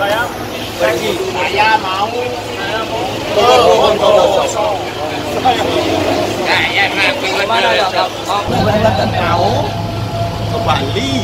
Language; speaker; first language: Indonesian; non-native, learner; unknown